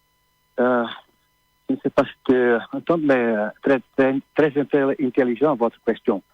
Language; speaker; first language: French; non-native, learner; Portuguese